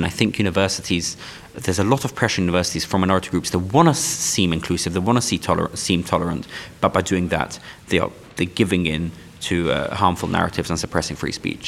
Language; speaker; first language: English; non-native, local second language; Yiddish